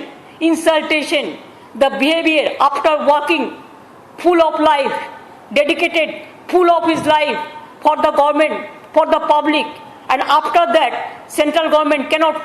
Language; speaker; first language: English; non-native, local second language; Bangla